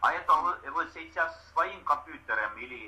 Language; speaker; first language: Russian; non-native, fluent; Estonian